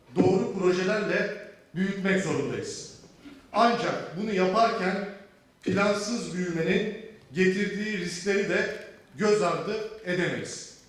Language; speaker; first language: Turkish; native; Turkish